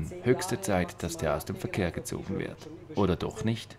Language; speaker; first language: German; native; German